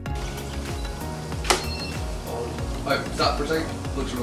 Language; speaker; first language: English; native; English